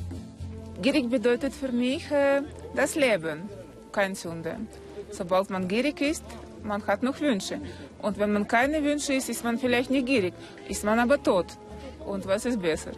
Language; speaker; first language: German; non-native, fluent; Russian